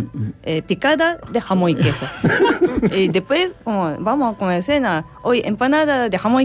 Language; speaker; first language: Spanish; non-native, learner; Japanese